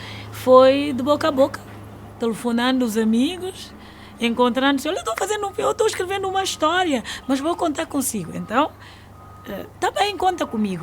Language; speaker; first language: Portuguese; non-native, local second language; Upper Guinea Crioulo